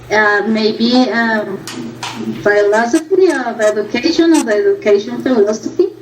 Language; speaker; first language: English; non-native, learner; Spanish